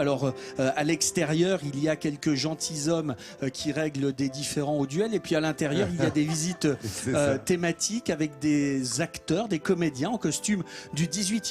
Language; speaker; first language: French; native; French